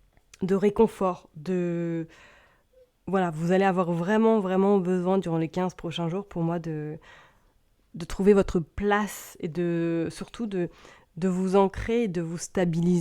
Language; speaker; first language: French; native; French